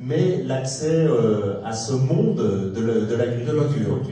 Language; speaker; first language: French; native; French